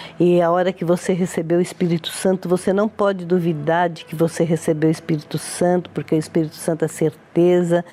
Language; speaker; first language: Portuguese; early bilingual, other home language; Italian